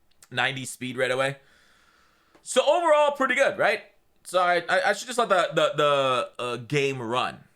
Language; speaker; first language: English; native; English